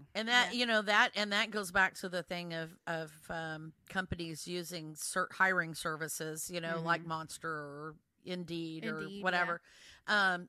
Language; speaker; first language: English; native; English